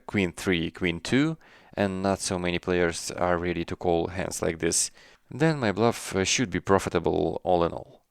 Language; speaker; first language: English; non-native, fluent; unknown